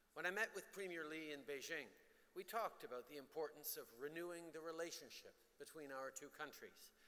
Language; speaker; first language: English; early bilingual, other home language; French